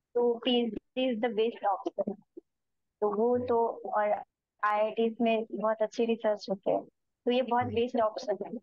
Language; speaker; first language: Hindi; native; Hindi